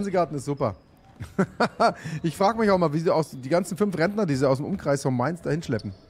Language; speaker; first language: German; native; German